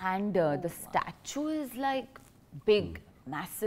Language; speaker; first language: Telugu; non-native, local second language; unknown